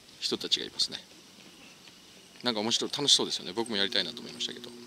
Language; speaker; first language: Japanese; native; Japanese